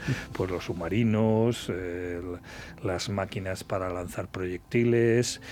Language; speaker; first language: Spanish; native; Spanish